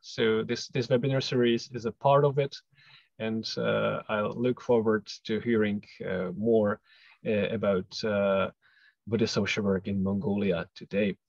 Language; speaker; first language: English; non-native, fluent; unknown